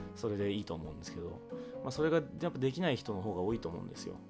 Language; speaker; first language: Japanese; early bilingual, heritage; English